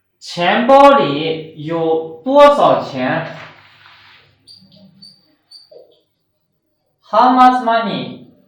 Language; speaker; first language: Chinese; non-native, fluent; Urdu